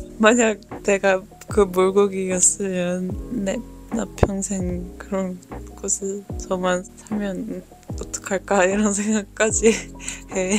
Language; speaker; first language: Korean; non-native, fluent; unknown